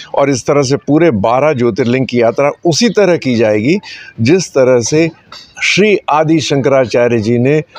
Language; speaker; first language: Hindi; native; Hindi